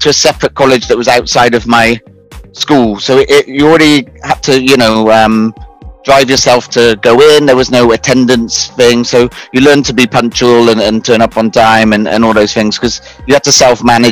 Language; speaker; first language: English; native; English